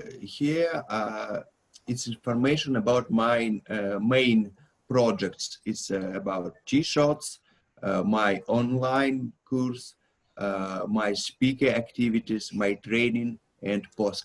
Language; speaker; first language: English; non-native, learner; Russian